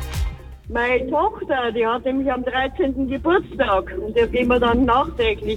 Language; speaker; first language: German; native; German